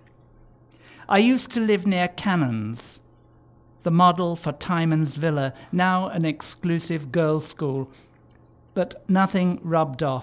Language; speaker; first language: English; native; English